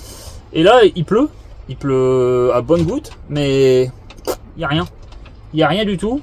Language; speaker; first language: French; native; French